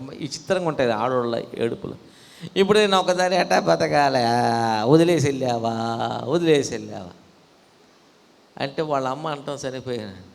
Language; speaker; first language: Telugu; native; Telugu